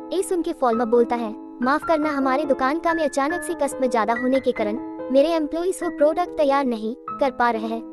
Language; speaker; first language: Hindi; non-native, local second language; Bangla